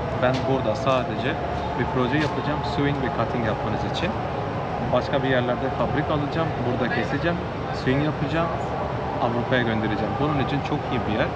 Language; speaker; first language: Turkish; non-native, fluent; Bangla